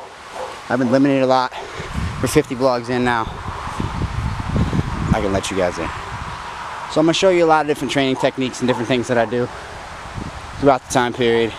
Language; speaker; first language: English; native; English